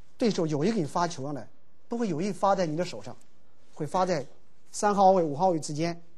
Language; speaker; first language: Chinese; native; Chinese